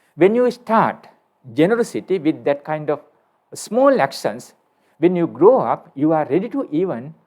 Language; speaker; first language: English; non-native, local second language; Sinhala